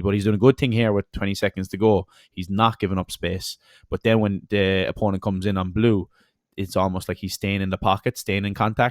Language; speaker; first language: English; native; English